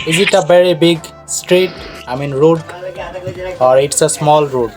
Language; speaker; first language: English; non-native, fluent; Bangla